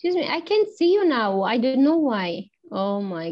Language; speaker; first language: English; non-native, learner; Albanian